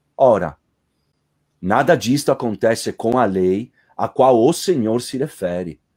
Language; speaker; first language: Portuguese; non-native, fluent; Italian